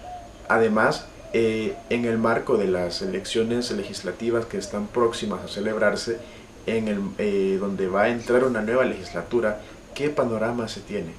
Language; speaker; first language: Spanish; native; Spanish